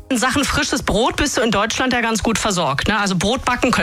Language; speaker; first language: German; native; German